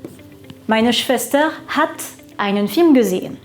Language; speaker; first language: German; non-native, fluent; French